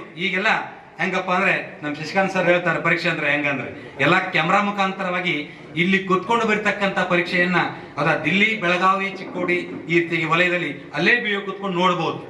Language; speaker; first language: Kannada; native; Kannada